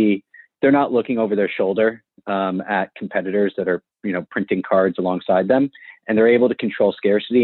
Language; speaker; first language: English; native; English